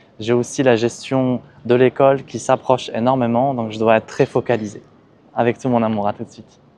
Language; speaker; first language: French; early bilingual, other home language; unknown